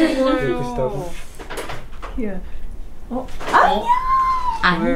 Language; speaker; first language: Korean; non-native, learner; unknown